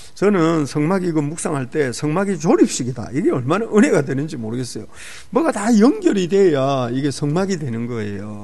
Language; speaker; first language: Korean; native; Korean